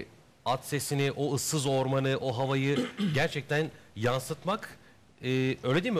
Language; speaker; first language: Turkish; native; Turkish